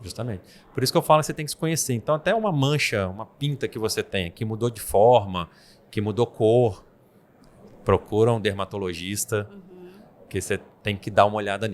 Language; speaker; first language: Portuguese; native; Portuguese